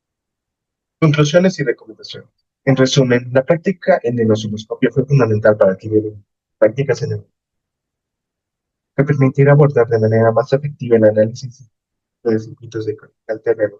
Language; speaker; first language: Spanish; native; Spanish